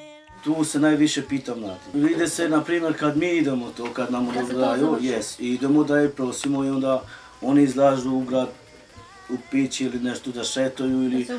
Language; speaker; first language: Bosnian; non-native, local second language; Romany